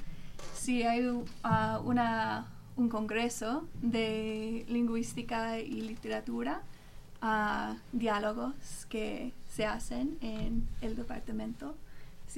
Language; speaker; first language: Spanish; non-native, fluent; English